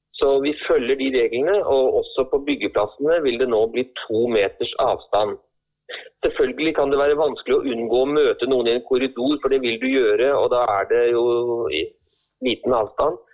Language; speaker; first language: Norwegian; native; Norwegian